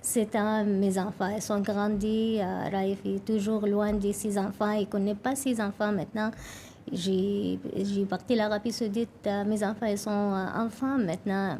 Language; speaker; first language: French; non-native, learner; Arabic